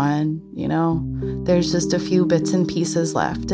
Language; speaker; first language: English; native; English